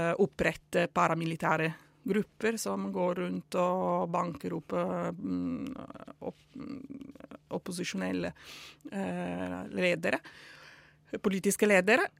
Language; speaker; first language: Norwegian; non-native, fluent; Italian